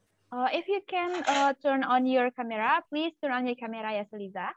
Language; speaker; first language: English; non-native, learner; Malay